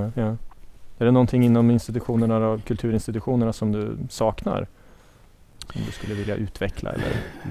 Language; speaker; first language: Swedish; native; Swedish